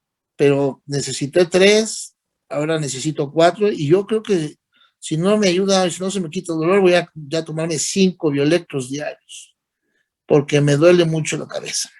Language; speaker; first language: Spanish; native; Spanish